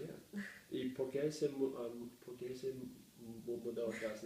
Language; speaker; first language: Spanish; non-native, learner; English